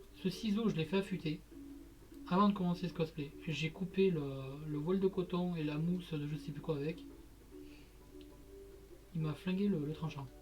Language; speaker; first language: French; native; French